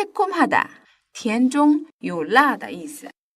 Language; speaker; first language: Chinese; non-native, fluent; Korean